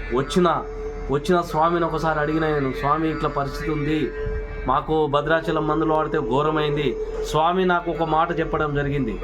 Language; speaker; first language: Telugu; non-native, local second language; Lambadi